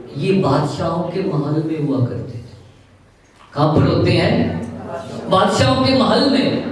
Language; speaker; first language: Urdu; non-native, local second language; Punjabi